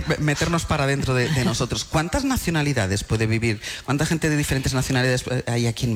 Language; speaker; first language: Spanish; native; Spanish